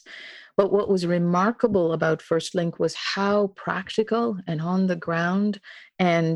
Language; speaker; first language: English; non-native, local second language; Tamil